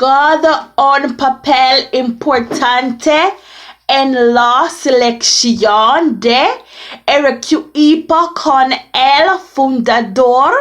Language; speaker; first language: Spanish; non-native, learner; English